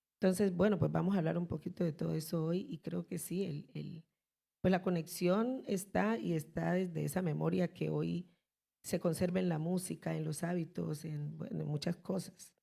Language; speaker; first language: Spanish; native; Spanish